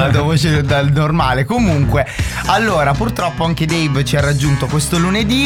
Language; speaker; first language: Italian; native; Italian